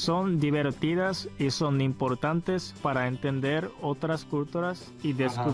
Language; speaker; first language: Spanish; non-native, fluent; Japanese